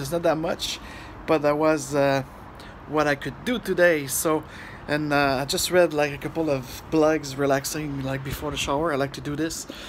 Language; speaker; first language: English; non-native, fluent; French